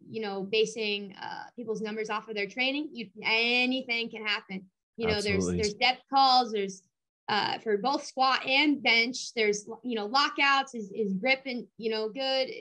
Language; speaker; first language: English; native; English